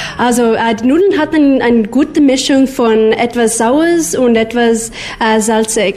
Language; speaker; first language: German; non-native, learner; English